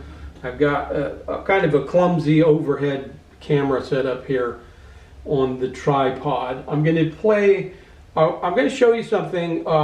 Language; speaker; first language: English; native; English